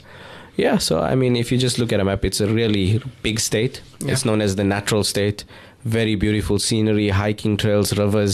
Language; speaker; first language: English; native; English